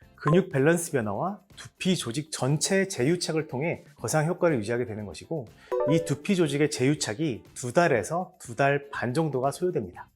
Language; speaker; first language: Korean; native; Korean